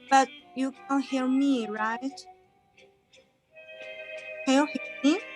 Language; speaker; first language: English; non-native, fluent; Chinese